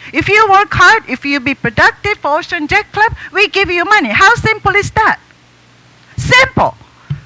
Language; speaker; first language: English; non-native, fluent; Japanese